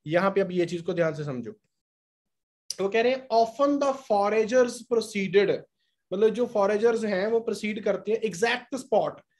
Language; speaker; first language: Hindi; non-native, local second language; Punjabi